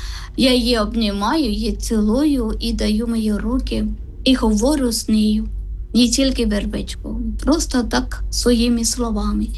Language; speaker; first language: Ukrainian; non-native, learner; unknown